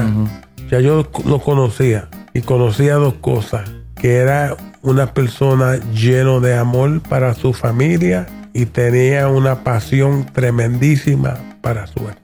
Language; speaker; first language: Spanish; early bilingual, heritage; English